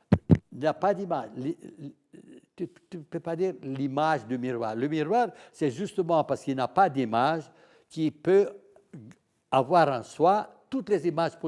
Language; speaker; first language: French; non-native, fluent; Italian